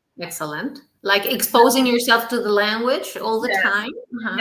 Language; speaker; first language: English; non-native, fluent; Spanish